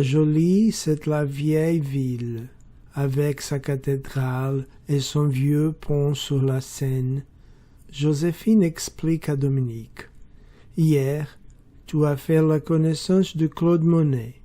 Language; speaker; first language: French; non-native, learner; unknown